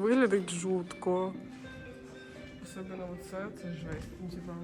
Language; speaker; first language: Ukrainian; native; Ukrainian